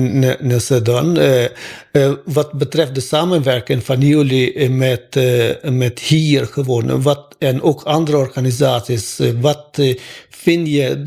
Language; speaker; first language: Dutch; non-native, fluent; Albanian